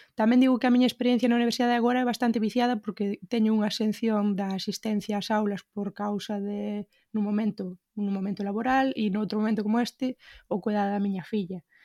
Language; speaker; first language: Galician; native; Galician